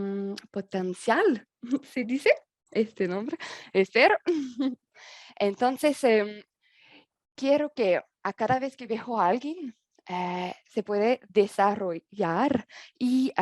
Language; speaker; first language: Spanish; non-native, learner; French